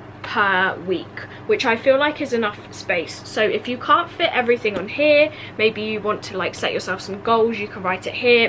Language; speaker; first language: English; native; English